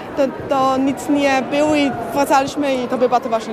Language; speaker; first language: Polish; early bilingual, heritage; Polish